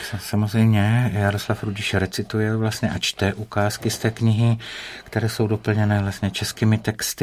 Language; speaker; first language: Czech; native; Czech